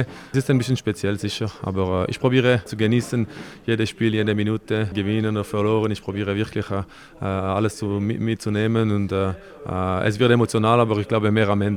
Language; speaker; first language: German; non-native, local second language; French